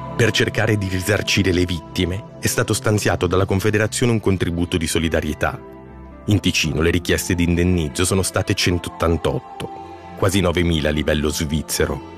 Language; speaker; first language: Italian; native; Italian